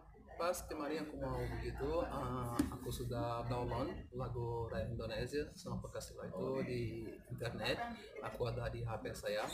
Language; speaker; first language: Indonesian; non-native, fluent; Portuguese